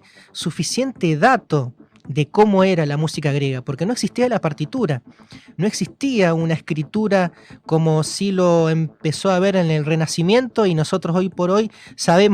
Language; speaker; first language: Spanish; native; Spanish